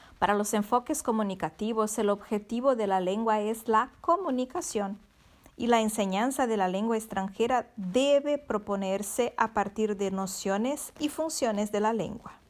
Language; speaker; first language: Spanish; non-native, fluent; Portuguese